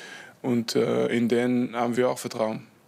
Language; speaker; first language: German; non-native, fluent; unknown